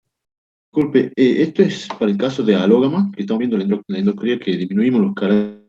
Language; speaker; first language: Spanish; native; Spanish